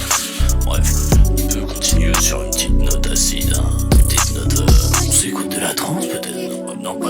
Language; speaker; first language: French; native; French